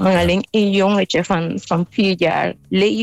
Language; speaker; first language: Dutch; non-native, local second language; Papiamento